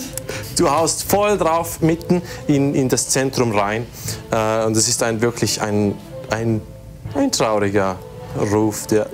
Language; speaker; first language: German; native; German